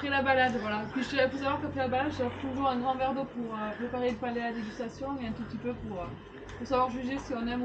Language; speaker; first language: French; native; French